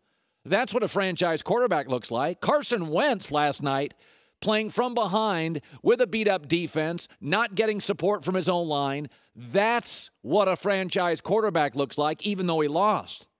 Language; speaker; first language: English; native; English